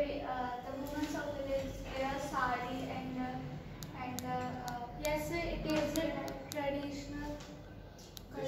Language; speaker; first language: English; non-native, learner; Hindi